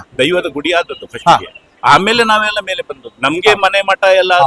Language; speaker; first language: Kannada; non-native, local second language; Tulu